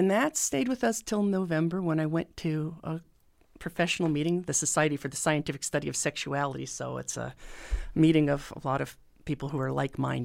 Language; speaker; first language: English; native; English